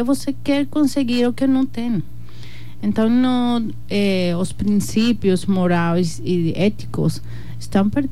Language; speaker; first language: Portuguese; non-native, learner; Spanish